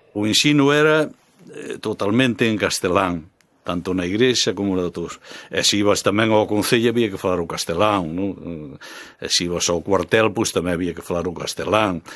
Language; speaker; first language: Galician; native; Galician